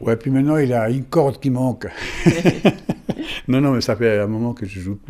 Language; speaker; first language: French; non-native, fluent; Spanish